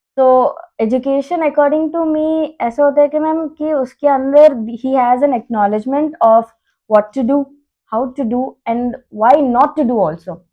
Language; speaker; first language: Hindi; non-native, local second language; Telugu